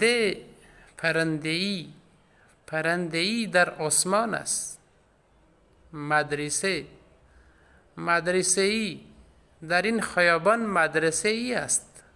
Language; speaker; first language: Persian; non-native, fluent; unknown